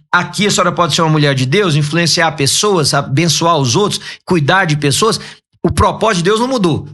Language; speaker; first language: Portuguese; native; Portuguese